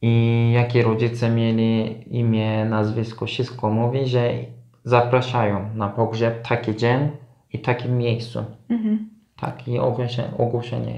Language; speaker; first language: Polish; non-native, learner; Turkish